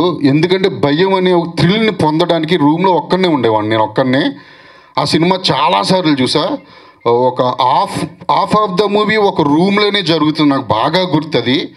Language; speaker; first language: Telugu; native; Telugu